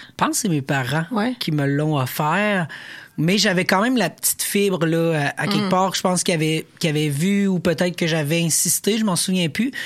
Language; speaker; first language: French; native; French